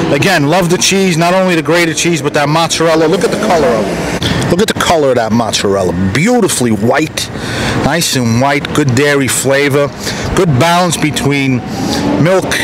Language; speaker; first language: English; native; English